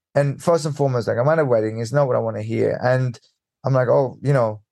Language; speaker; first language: English; early bilingual, other home language; Swedish